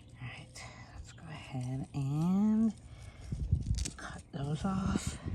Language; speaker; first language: English; native; English